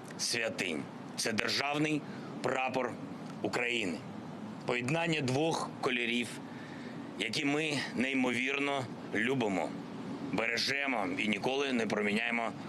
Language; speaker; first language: Ukrainian; non-native, local second language; Russian